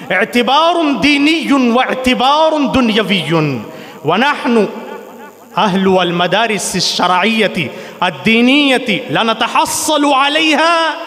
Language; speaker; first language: Arabic; non-native, fluent; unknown